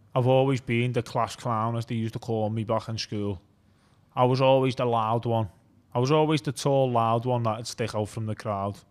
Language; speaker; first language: English; native; English